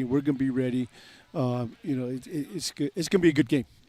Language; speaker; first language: English; native; English